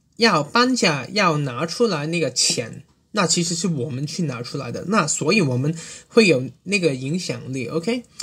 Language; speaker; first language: Chinese; non-native, local second language; Cantonese